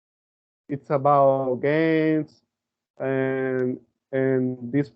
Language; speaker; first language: English; non-native, learner; Spanish